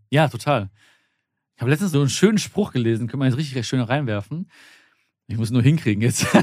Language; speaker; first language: German; early bilingual, other home language; Malayalam